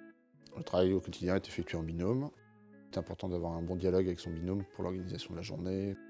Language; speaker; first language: French; native; French